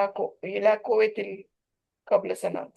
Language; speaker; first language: Arabic; non-native, learner; Urdu